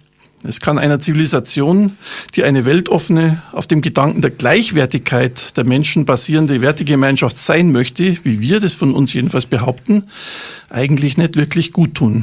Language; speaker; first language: German; native; German